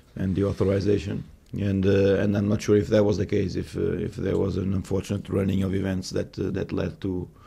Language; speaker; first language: English; non-native, fluent; Portuguese